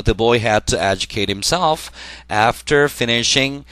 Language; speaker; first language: English; non-native, fluent; Korean